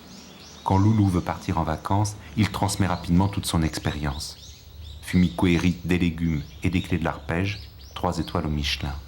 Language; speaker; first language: French; native; French